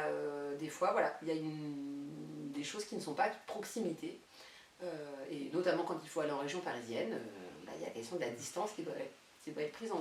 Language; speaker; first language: French; native; French